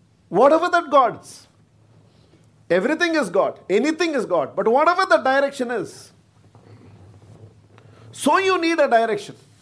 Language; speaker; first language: English; non-native, local second language; Tamil